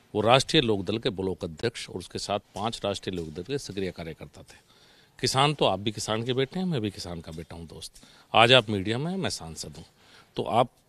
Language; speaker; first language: Hindi; native; Hindi